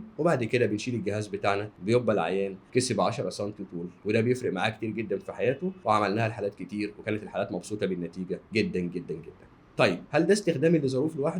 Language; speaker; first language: Arabic; native; Arabic